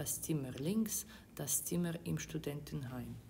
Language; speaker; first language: German; non-native, fluent; Ukrainian